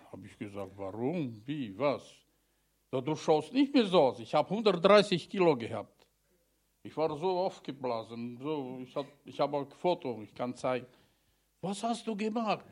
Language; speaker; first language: German; non-native, learner; Romanian